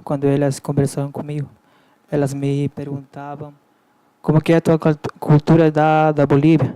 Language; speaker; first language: Portuguese; non-native, learner; Spanish